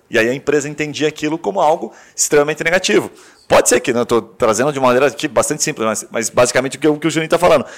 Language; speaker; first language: Portuguese; native; Portuguese